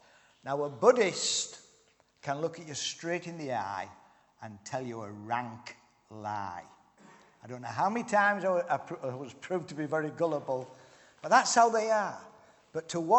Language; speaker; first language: English; native; English